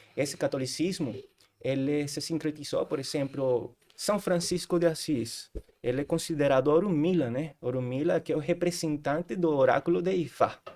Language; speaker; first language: Portuguese; non-native, fluent; Spanish